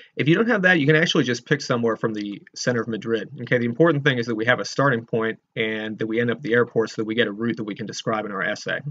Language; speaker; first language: English; native; English